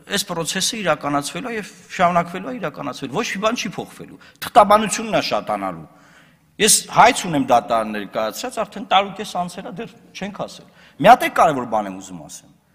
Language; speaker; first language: Armenian; native; Armenian